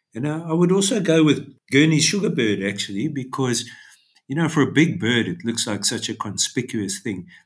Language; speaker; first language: English; native; English